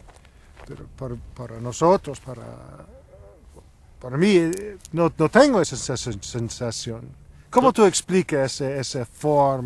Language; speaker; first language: Spanish; non-native, learner; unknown